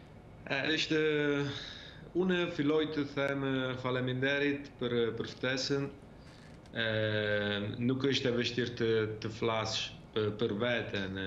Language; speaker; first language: Albanian; early bilingual, heritage; Albanian